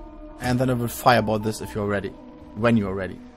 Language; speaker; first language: English; non-native, fluent; German